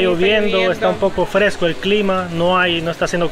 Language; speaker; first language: Spanish; native; Spanish